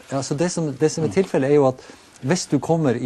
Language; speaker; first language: Norwegian; native; Norwegian